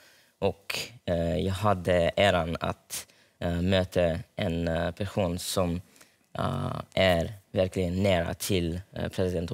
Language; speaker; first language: Swedish; early bilingual, heritage; Swedish